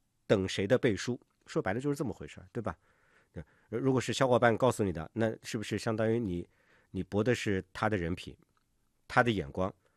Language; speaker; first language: Chinese; native; Chinese